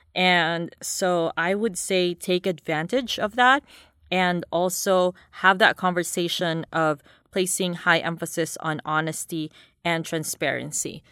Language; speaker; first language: English; non-native, local second language; Cebuano